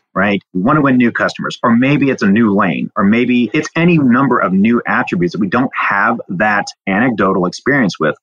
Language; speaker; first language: English; native; English